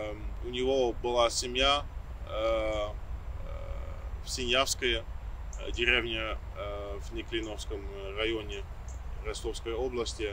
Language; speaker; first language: Russian; non-native, fluent; Dutch